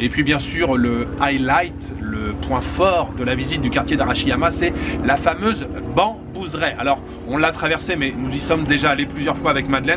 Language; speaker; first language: French; native; French